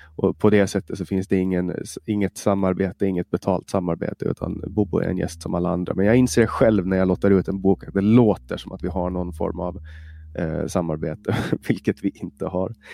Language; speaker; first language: Swedish; native; Swedish